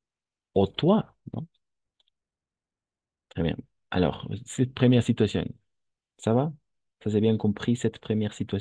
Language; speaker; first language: French; non-native, fluent; Spanish